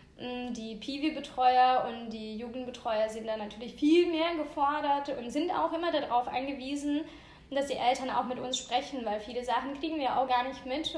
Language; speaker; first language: German; non-native, fluent; Russian